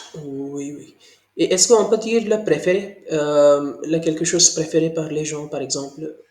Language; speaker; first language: French; non-native, learner; Hindi